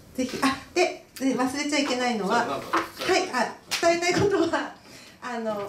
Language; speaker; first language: Japanese; native; Japanese